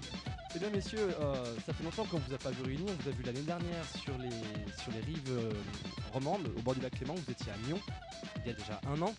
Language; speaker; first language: French; native; French